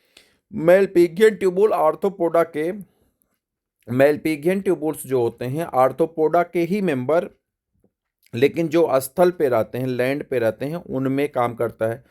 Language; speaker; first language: Hindi; native; Hindi